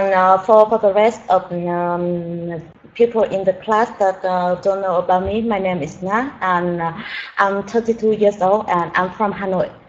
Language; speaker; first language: English; non-native, learner; Vietnamese